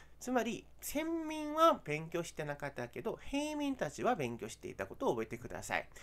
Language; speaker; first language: Japanese; non-native, fluent; Korean